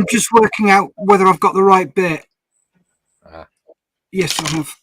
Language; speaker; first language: English; native; English